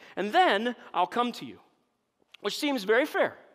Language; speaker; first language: English; native; English